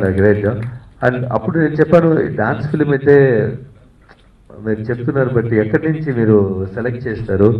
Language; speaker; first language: Telugu; non-native, fluent; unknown